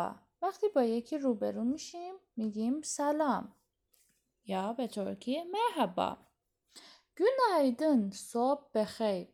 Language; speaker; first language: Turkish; non-native, fluent; Persian